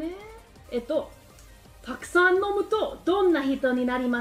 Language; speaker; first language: Japanese; non-native, learner; English